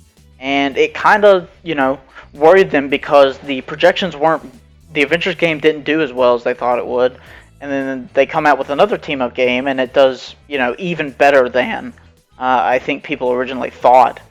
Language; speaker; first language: English; native; English